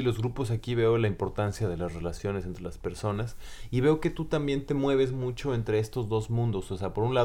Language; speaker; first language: Spanish; native; Spanish